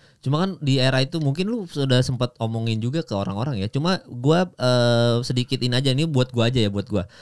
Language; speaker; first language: Indonesian; native; Indonesian